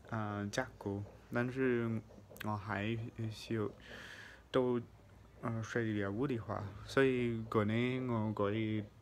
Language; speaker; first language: Chinese; non-native, fluent; English